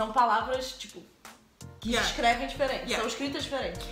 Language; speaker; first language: Portuguese; native; Portuguese